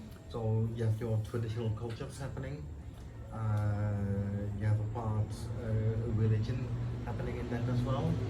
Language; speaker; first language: English; non-native, fluent; Dutch